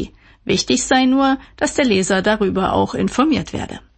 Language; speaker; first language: German; native; German